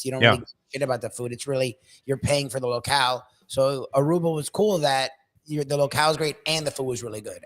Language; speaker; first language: English; native; English